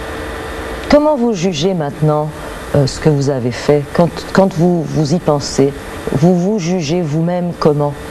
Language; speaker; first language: French; native; French